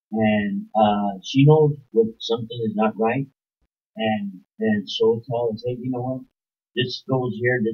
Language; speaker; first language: English; early bilingual, other home language; Spanish